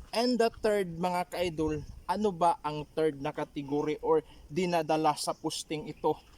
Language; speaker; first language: Filipino; non-native, local second language; Waray